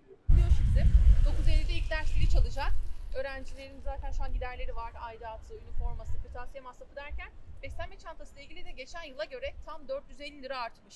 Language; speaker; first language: Turkish; native; Turkish